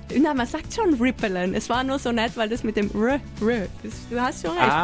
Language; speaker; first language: German; native; German